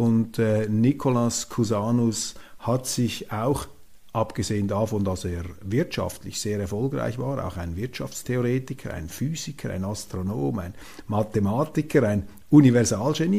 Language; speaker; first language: German; native; German